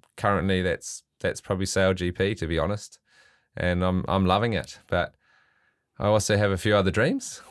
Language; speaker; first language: English; native; English